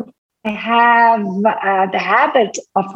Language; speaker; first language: English; non-native, fluent; Portuguese